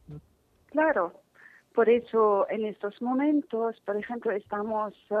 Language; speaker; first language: Spanish; non-native, fluent; Arabic